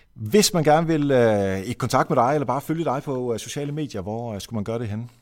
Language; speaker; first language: Danish; native; Danish